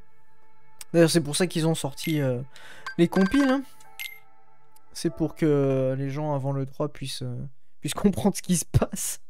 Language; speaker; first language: French; native; French